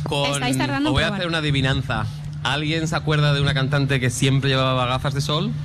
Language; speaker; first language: Spanish; native; Spanish